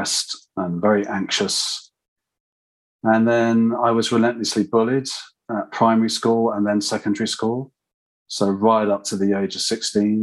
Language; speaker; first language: English; native; English